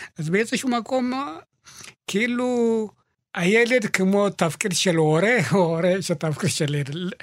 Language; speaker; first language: Hebrew; non-native, fluent; Amharic